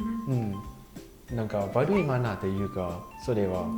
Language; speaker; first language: Japanese; non-native, fluent; Thai